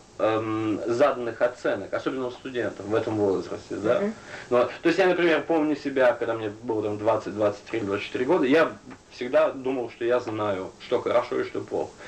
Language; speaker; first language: Russian; native; Russian